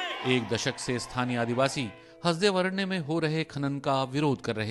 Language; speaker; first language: Hindi; native; Hindi